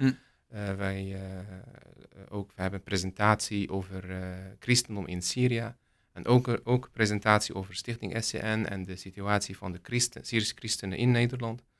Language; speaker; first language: Dutch; non-native, learner; Arabic